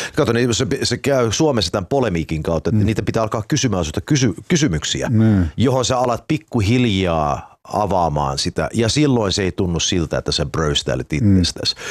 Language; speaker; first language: Finnish; early bilingual, heritage; Finnish